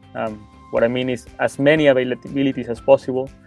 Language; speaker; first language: English; non-native, fluent; Spanish